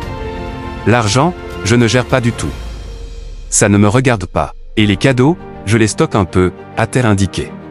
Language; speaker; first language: French; native; French